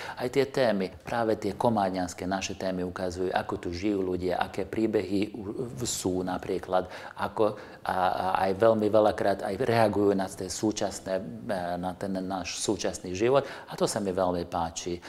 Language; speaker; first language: Slovak; non-native, local second language; Hungarian